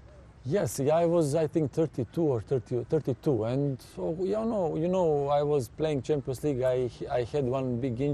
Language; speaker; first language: English; non-native, fluent; Serbian